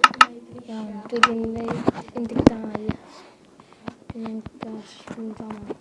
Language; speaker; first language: Welsh; non-native, local second language; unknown